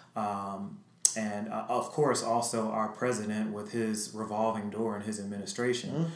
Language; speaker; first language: English; native; English